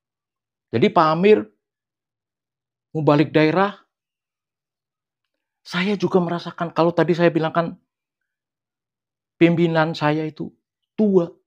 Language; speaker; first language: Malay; non-native, local second language; Javanese